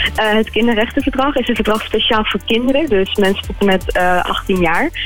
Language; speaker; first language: Dutch; early bilingual, other home language; Arabic